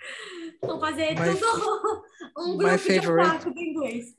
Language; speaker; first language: Portuguese; native; Portuguese